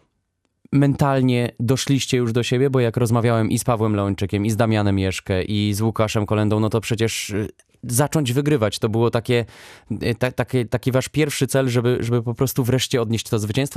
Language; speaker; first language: Polish; native; Polish